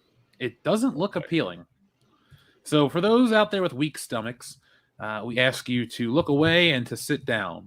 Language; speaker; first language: English; native; English